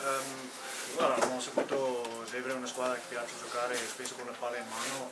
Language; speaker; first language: Italian; non-native, learner; English